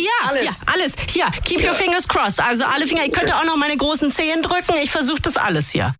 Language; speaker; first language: German; native; German